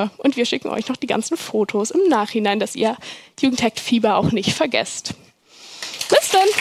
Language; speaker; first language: German; native; German